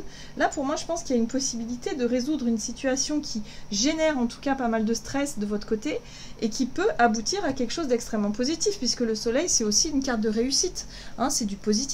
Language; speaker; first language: French; native; French